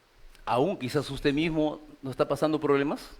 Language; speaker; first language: Spanish; native; Spanish